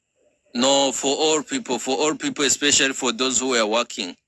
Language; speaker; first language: English; non-native, fluent; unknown